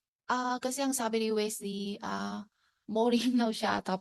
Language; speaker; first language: Filipino; non-native, learner; Chinese